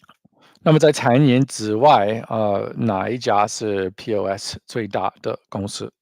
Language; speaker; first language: Chinese; non-native, fluent; English